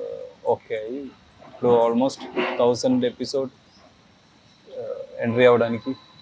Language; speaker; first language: Telugu; non-native, learner; Malayalam